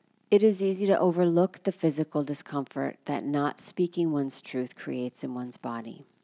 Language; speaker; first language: English; native; English